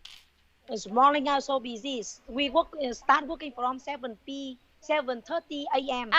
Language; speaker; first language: English; non-native, learner; Vietnamese